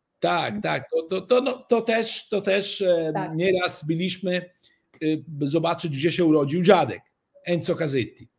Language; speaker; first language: Polish; early bilingual, heritage; Italian